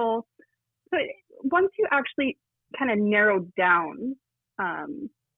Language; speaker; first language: English; native; English